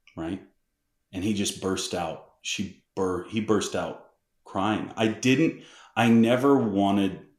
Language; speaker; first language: English; native; English